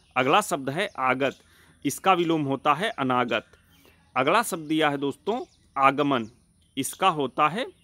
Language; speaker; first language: Hindi; native; Hindi